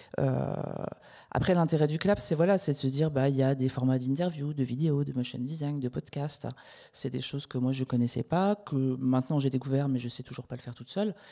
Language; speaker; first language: French; native; French